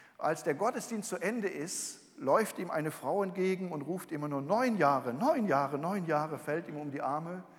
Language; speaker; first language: German; native; German